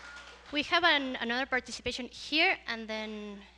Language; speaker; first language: English; non-native, fluent; Spanish